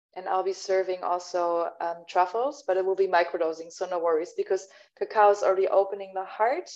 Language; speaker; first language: English; non-native, fluent; German